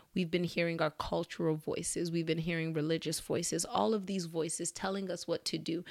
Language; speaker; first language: English; early bilingual, other home language; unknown